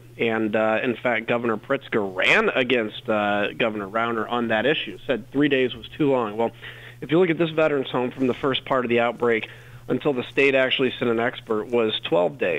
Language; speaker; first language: English; native; English